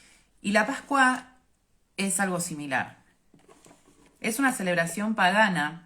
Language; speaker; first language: Spanish; native; Spanish